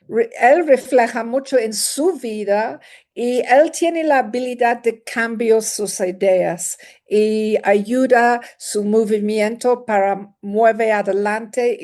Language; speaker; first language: Spanish; non-native, learner; English